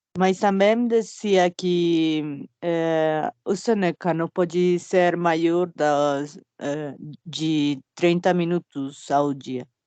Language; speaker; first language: Portuguese; non-native, fluent; Spanish